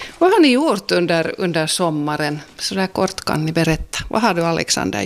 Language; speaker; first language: Swedish; native; Swedish